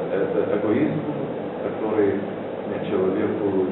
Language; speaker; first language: Russian; non-native, fluent; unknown